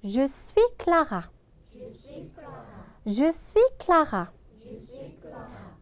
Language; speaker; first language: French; non-native, fluent; Korean